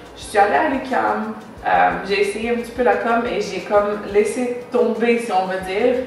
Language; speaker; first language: French; native; French